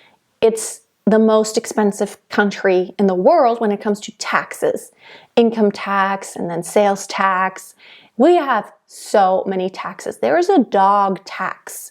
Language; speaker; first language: English; non-native, fluent; German